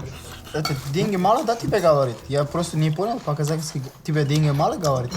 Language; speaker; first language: Russian; non-native, learner; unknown